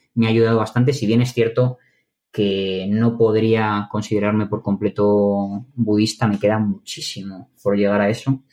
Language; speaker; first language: Spanish; native; Spanish